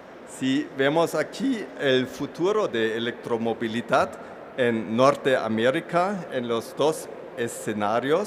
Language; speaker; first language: Spanish; non-native, fluent; German